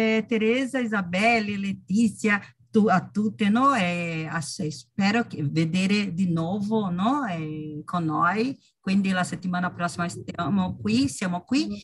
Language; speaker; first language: Italian; non-native, learner; Portuguese